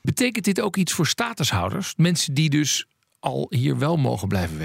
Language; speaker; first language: Dutch; native; Dutch